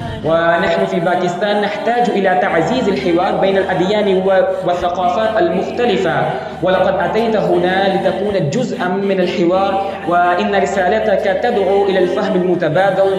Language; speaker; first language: Arabic; non-native, fluent; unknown